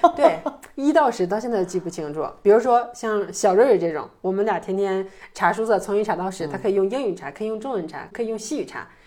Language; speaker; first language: Chinese; native; Chinese